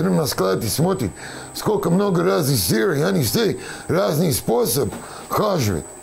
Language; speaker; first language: Russian; non-native, learner; English